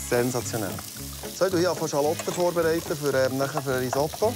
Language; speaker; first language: German; native; German